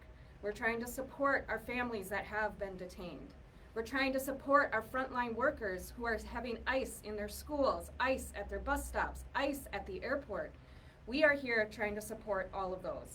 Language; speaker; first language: English; native; English